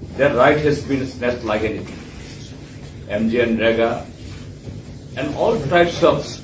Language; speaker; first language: English; non-native, local second language; Bangla